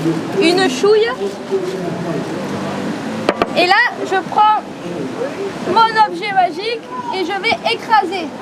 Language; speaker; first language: French; native; French